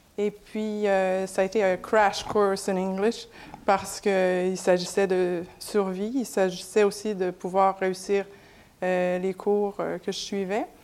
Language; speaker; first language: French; native; French